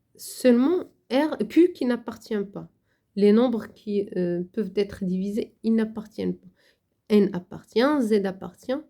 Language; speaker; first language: French; non-native, local second language; Arabic